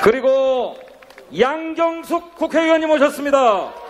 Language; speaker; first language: Korean; native; Korean